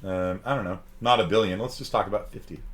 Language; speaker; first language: English; native; English